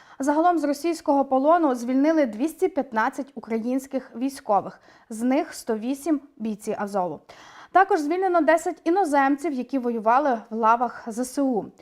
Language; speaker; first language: Ukrainian; native; Ukrainian